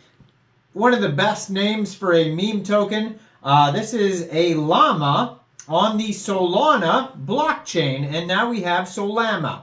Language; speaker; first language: English; native; English